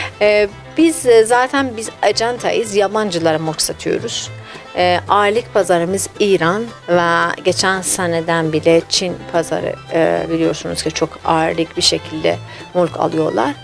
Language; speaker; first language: Turkish; non-native, fluent; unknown